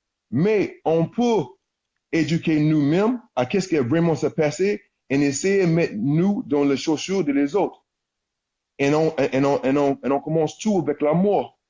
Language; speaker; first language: French; non-native, learner; English